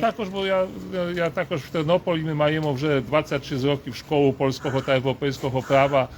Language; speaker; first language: Ukrainian; non-native, learner; Polish